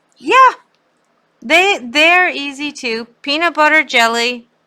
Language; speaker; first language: English; native; English